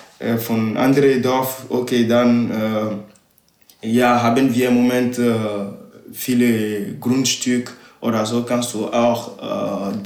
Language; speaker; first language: German; non-native, learner; Ewe